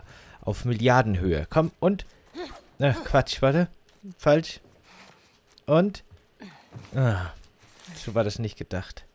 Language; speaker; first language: German; native; German